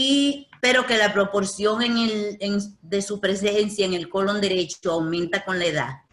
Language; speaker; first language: Spanish; native; Spanish